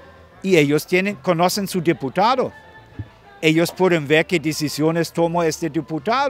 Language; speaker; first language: Spanish; non-native, fluent; German